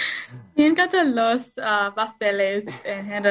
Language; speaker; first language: Spanish; non-native, learner; English